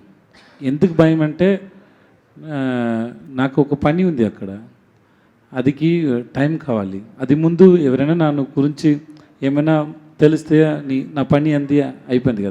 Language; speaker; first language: Telugu; non-native, learner; Tamil